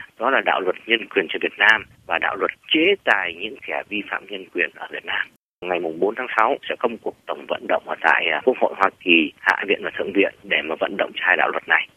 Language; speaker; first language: Vietnamese; native; Vietnamese